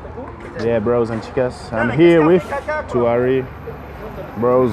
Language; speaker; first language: English; non-native, learner; French